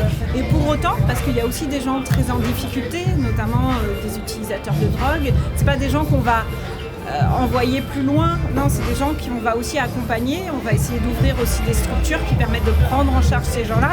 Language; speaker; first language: French; native; French